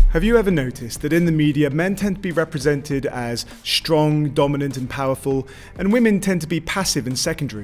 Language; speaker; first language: English; native; English